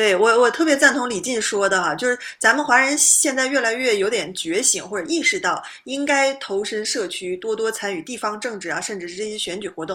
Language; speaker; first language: Chinese; native; Chinese